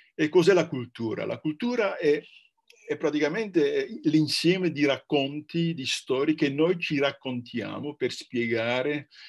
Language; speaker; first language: Italian; non-native, fluent; Dutch